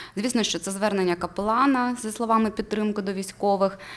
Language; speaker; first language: Ukrainian; native; Ukrainian